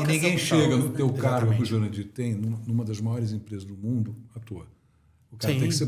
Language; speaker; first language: Portuguese; native; Portuguese